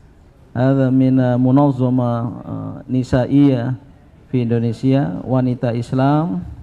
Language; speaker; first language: Arabic; non-native, fluent; Indonesian